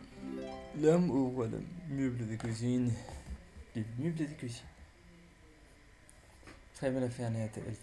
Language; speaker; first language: French; non-native, learner; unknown